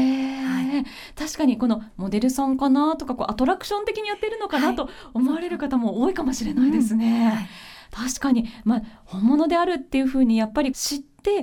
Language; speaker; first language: Japanese; native; Japanese